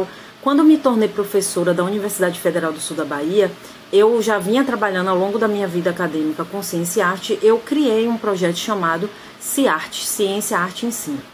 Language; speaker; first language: Portuguese; native; Portuguese